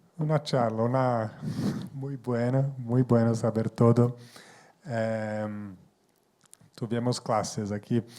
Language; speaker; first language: Spanish; non-native, fluent; Portuguese